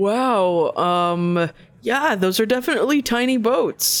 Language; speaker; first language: English; native; English